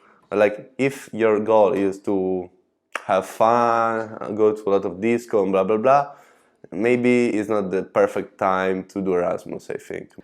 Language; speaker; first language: English; non-native, learner; Italian